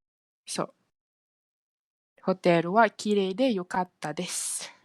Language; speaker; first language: Japanese; non-native, fluent; Malay